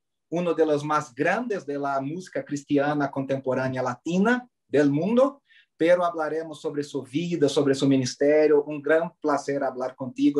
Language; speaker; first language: Spanish; non-native, learner; Portuguese